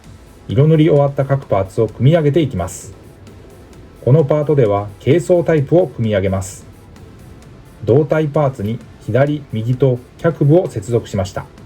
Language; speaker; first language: Japanese; native; Japanese